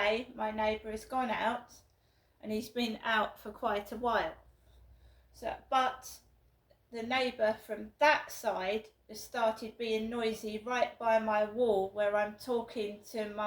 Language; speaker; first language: English; native; English